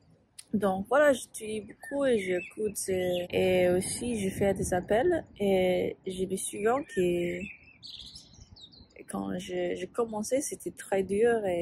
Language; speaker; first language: French; non-native, learner; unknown